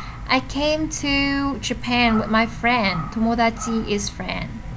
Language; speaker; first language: English; non-native, learner; Vietnamese